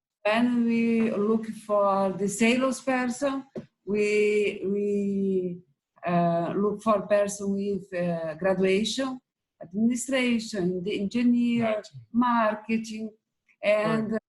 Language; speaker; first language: English; non-native, learner; Portuguese